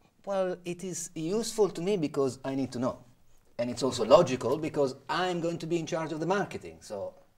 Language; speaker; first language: English; non-native, fluent; Italian